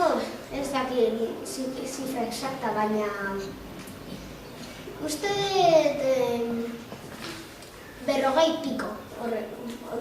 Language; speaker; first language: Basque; non-native, local second language; Spanish